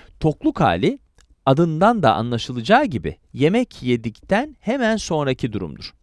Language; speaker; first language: Turkish; native; Turkish